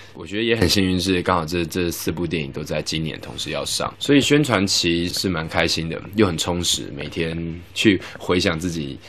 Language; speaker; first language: Chinese; native; Chinese